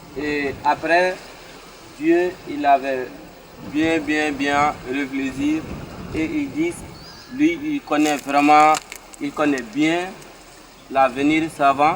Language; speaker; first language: French; non-native, learner; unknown